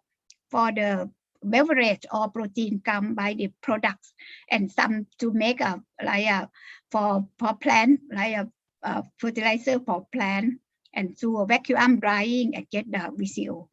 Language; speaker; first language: English; non-native, learner; Thai